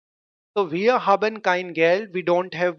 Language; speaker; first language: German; non-native, fluent; Hindi